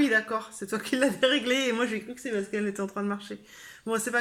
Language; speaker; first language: French; native; French